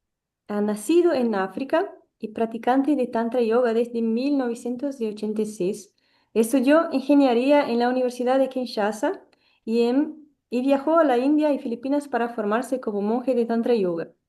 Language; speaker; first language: Spanish; non-native, fluent; Portuguese